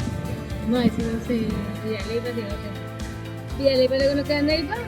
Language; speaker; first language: Spanish; native; Spanish